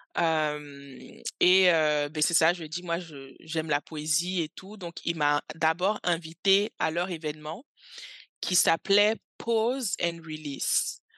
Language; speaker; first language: French; early bilingual, other home language; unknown